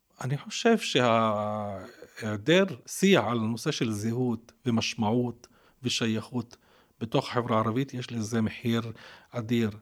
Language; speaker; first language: Hebrew; non-native, local second language; Arabic